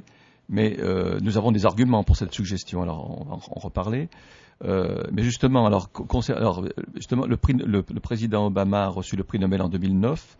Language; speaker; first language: French; native; French